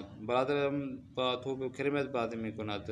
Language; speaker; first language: Persian; non-native, fluent; Urdu